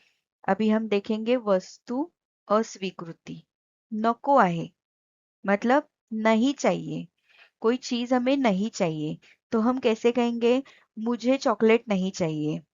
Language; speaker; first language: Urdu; non-native, local second language; Marathi